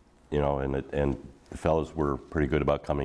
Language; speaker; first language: English; native; English